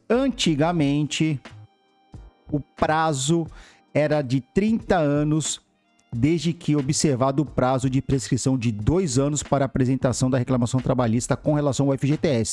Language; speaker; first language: Portuguese; native; Portuguese